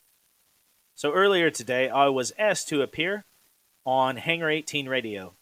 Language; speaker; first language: English; native; English